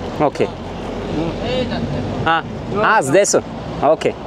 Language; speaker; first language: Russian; non-native, learner; Bulgarian